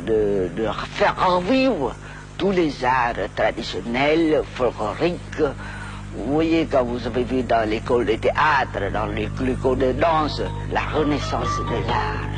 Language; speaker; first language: French; non-native, local second language; Khmer